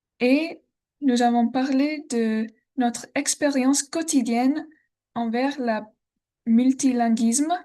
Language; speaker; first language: French; non-native, learner; English